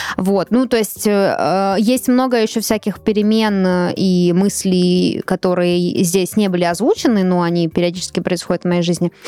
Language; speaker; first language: Russian; native; Russian